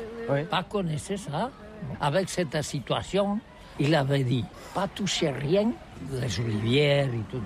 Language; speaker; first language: French; non-native, learner; Catalan